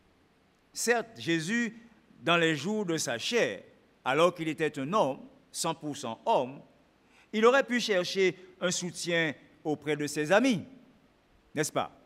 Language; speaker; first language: French; native; French